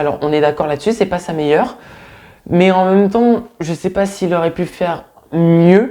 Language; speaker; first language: French; native; French